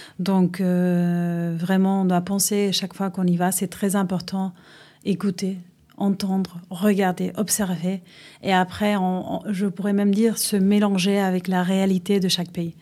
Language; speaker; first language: French; non-native, fluent; Spanish